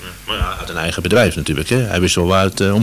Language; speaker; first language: Dutch; native; Dutch